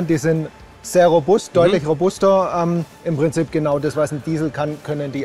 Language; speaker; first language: German; native; German